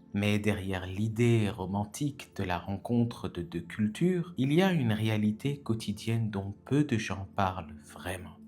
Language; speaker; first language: French; native; French